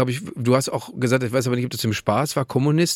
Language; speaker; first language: German; native; German